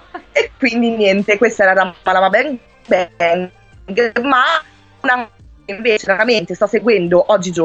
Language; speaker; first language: Italian; native; Italian